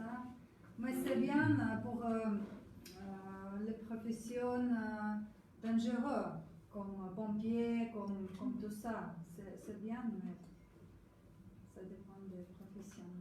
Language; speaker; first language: French; non-native, learner; Russian